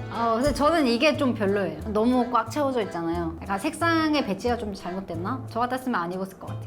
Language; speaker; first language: Korean; non-native, fluent; Kazakh